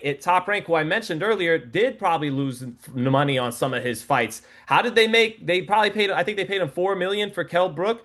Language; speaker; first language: English; native; English